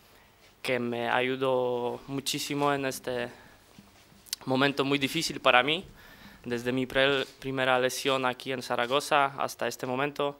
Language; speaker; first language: Spanish; non-native, fluent; Polish